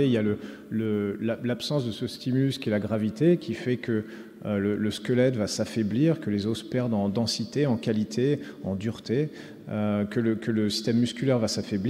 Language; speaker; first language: French; native; French